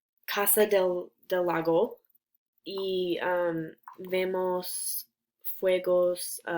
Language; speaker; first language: Spanish; non-native, learner; English